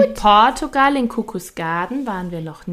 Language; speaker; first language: German; native; German